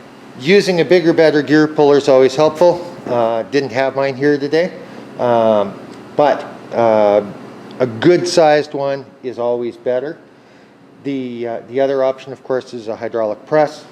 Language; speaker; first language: English; native; English